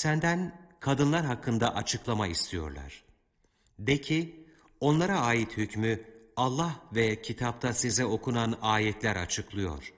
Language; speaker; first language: Turkish; native; Turkish